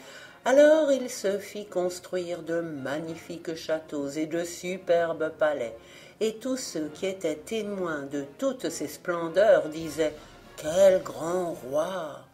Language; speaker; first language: French; native; French